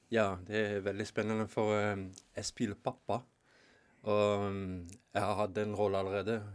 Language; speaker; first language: Norwegian; non-native, fluent; French